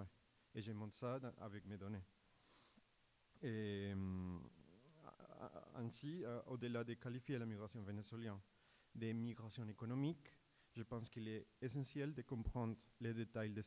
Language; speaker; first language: French; non-native, fluent; Spanish